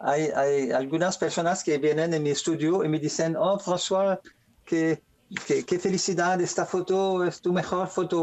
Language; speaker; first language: Spanish; non-native, learner; French